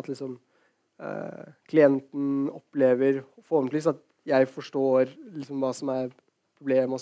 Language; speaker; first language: Norwegian; native; Norwegian